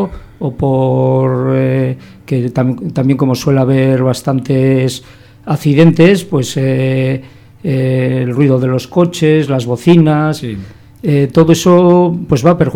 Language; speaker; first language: Spanish; native; Spanish